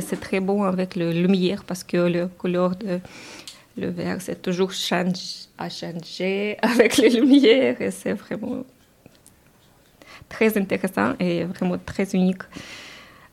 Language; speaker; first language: French; non-native, learner; Ukrainian